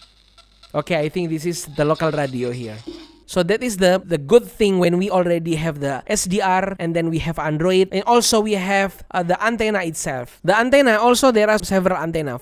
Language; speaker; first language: English; non-native, learner; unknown